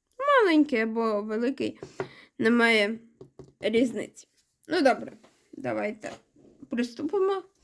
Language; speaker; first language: Ukrainian; non-native, local second language; Russian